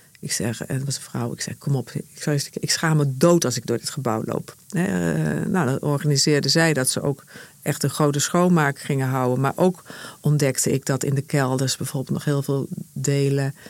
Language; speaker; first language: Dutch; native; Dutch